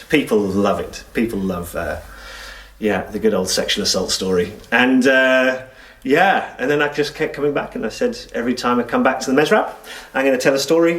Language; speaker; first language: English; native; English